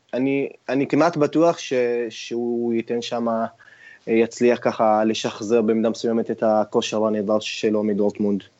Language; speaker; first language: Hebrew; non-native, local second language; Arabic